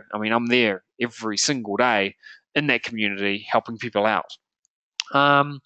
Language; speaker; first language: English; native; English